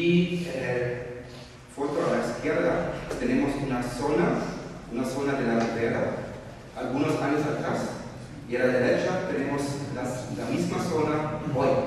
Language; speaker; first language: Spanish; non-native, fluent; German